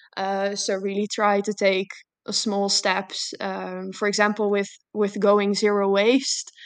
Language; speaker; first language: English; non-native, fluent; Dutch